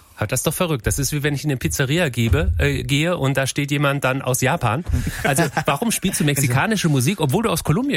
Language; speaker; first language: German; native; German